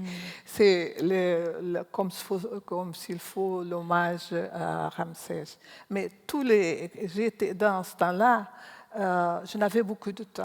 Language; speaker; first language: French; non-native, learner; Portuguese